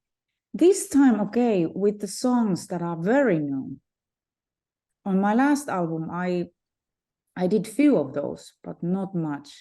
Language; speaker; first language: English; non-native, fluent; Finnish